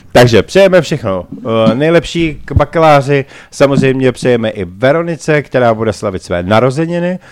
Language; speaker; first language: Czech; native; Czech